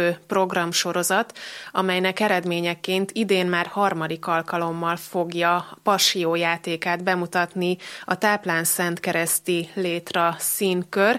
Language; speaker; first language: Hungarian; native; Hungarian